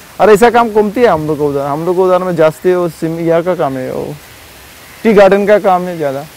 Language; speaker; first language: Hindi; non-native, local second language; Bangla